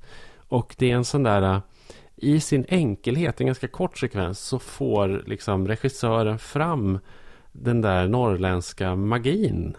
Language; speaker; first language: Swedish; native; Swedish